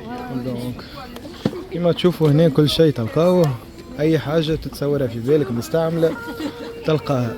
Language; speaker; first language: Arabic; native; Arabic